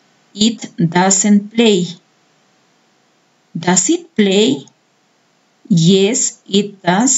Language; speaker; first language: English; non-native, fluent; Spanish